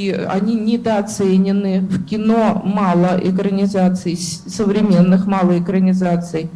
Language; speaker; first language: Russian; native; Russian